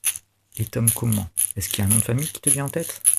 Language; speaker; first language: French; native; French